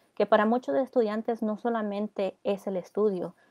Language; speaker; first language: Spanish; early bilingual, heritage; Spanish